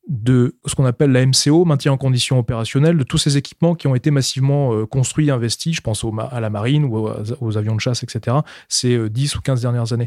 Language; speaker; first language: French; native; French